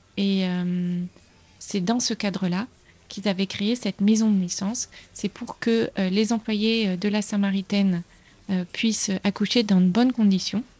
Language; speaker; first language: French; native; French